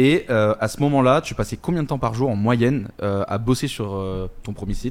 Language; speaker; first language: French; native; French